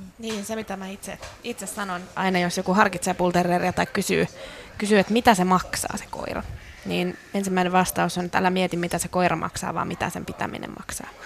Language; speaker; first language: Finnish; native; Finnish